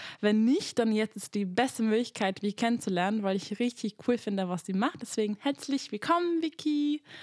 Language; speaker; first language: German; non-native, fluent; Hungarian